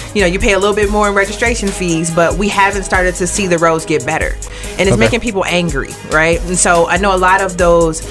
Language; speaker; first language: English; native; English